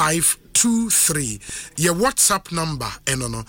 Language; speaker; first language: English; non-native, local second language; Akan